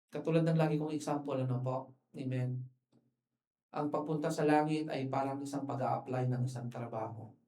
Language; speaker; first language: Filipino; non-native, local second language; Iloko